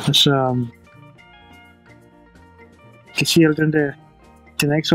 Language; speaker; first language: Danish; non-native, learner; Swahili